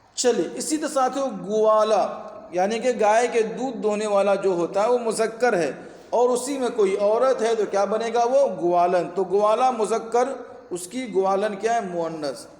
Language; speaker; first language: Urdu; native; Urdu